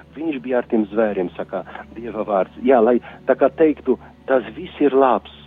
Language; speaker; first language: Latvian; non-native, fluent; Polish